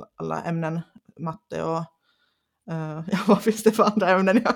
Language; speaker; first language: Swedish; non-native, local second language; Finnish